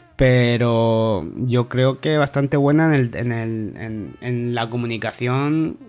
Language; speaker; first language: Spanish; native; Spanish